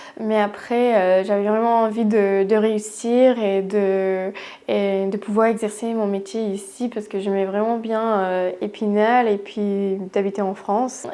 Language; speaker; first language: French; non-native, fluent; English